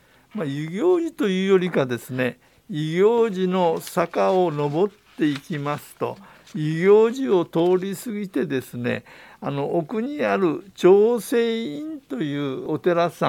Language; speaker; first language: Japanese; native; Japanese